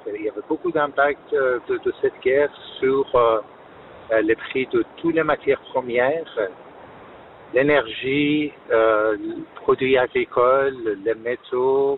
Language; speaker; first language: French; non-native, fluent; Persian